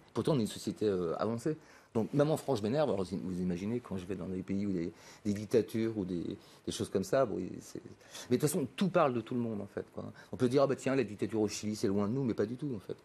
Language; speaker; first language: French; native; French